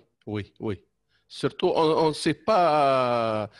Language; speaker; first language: French; non-native, local second language; Arabic